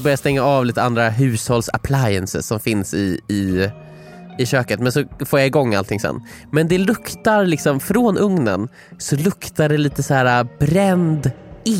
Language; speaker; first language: Swedish; native; Swedish